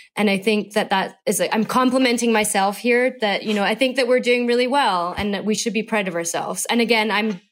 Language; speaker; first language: English; native; English